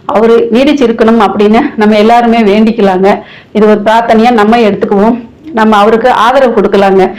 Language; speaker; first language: Tamil; native; Tamil